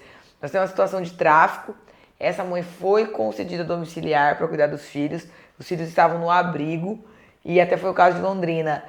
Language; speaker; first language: Portuguese; native; Portuguese